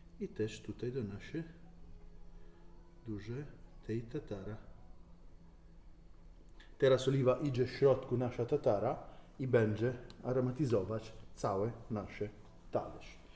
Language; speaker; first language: Polish; non-native, learner; Italian